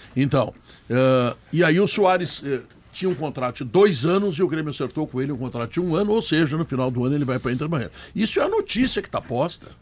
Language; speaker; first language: Portuguese; native; Portuguese